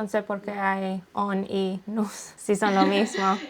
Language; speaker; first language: Spanish; non-native, learner; English